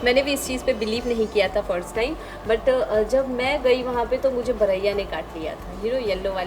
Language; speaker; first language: Hindi; native; Hindi